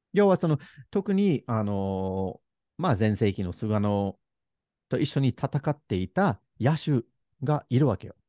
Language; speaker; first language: Japanese; non-native, fluent; English